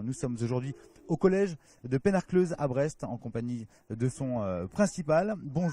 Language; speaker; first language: French; native; French